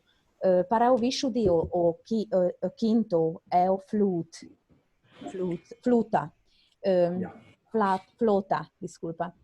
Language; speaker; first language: Portuguese; non-native, fluent; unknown